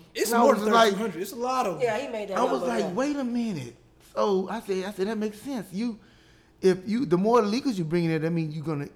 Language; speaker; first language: English; native; English